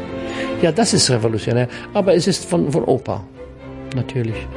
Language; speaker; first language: German; non-native, fluent; English